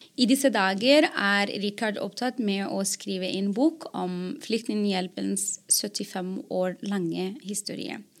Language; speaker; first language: Norwegian; non-native, fluent; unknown